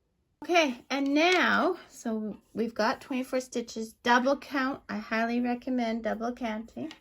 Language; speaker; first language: English; native; English